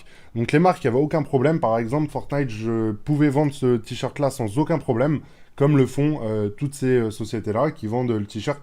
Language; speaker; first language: French; native; French